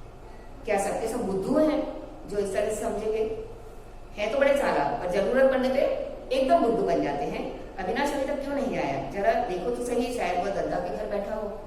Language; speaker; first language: Hindi; non-native, local second language; Gujarati